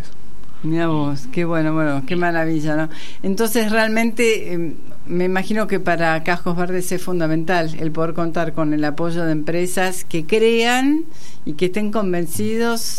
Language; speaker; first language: Spanish; native; Spanish